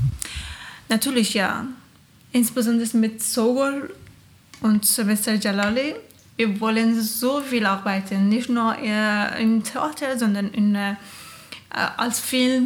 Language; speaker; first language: German; non-native, learner; Persian